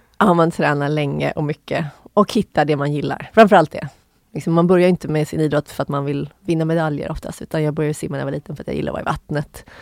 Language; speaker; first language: Swedish; native; Swedish